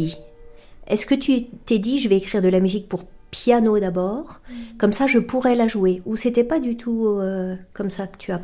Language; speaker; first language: French; native; French